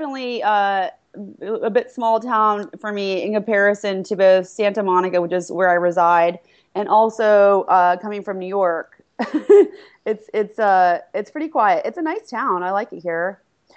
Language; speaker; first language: English; native; English